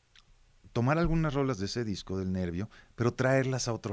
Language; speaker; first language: Spanish; native; Spanish